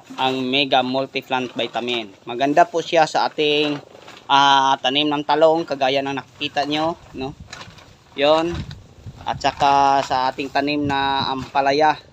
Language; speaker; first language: Filipino; non-native, local second language; Cebuano